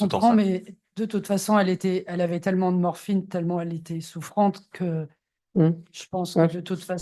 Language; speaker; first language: French; native; French